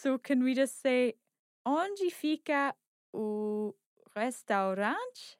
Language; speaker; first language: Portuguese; non-native, learner; English